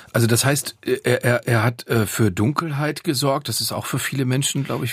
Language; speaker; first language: German; native; German